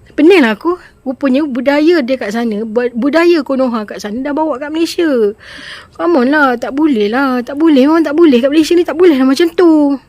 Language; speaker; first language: Malay; native; Malay